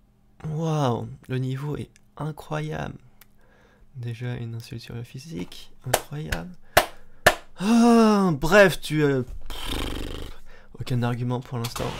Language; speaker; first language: French; native; French